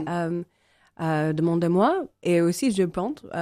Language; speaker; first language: French; non-native, learner; English